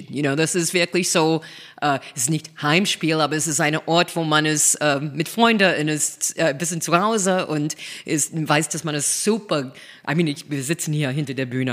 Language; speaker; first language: German; non-native, fluent; English